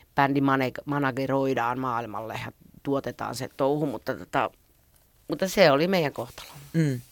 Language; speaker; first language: Finnish; native; Finnish